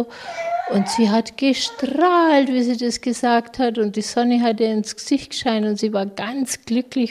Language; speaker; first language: German; native; German